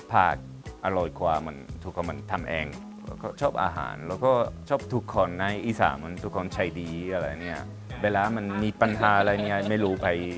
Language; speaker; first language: Thai; non-native, learner; Spanish